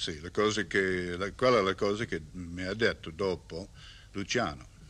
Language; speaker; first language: Italian; non-native, learner; English